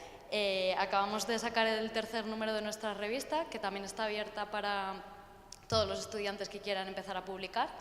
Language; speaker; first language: Spanish; native; Spanish